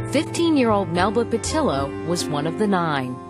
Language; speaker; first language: English; native; English